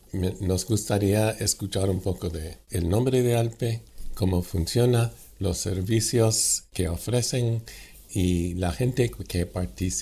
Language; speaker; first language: Spanish; non-native, fluent; English